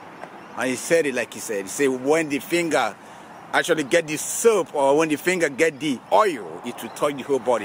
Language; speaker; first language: English; non-native, local second language; Igbo